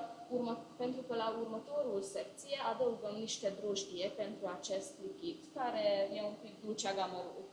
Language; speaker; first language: Romanian; non-native, local second language; Hungarian